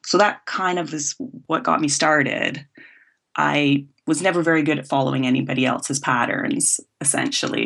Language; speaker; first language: English; native; English